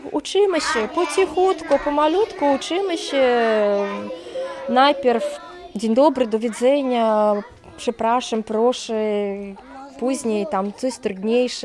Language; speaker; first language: Polish; non-native, local second language; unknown